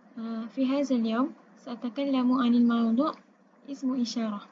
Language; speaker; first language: Arabic; non-native, learner; Malay